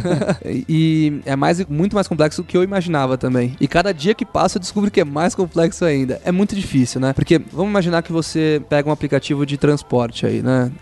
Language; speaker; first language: Portuguese; native; Portuguese